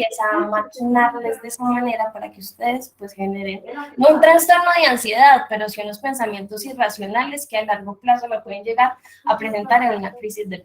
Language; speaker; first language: Spanish; native; Spanish